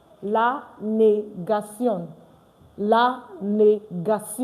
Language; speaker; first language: French; non-native, fluent; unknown